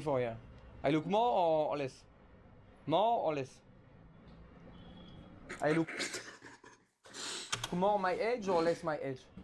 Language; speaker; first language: English; non-native, learner; French